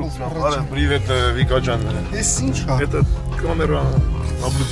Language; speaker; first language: Russian; non-native, learner; Armenian